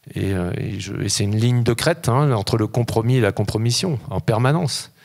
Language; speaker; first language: French; native; French